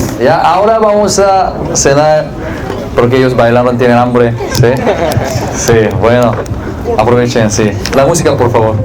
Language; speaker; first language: Spanish; non-native, fluent; Korean